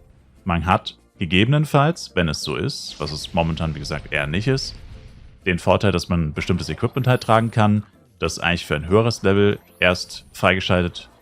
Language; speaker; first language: German; native; German